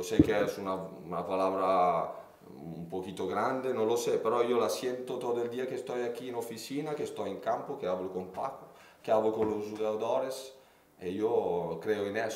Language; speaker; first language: Spanish; non-native, fluent; Italian